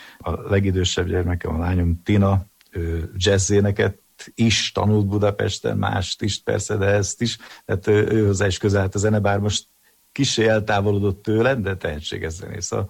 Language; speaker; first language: Hungarian; native; Hungarian